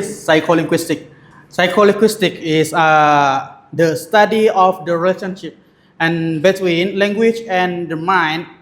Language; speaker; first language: English; non-native, learner; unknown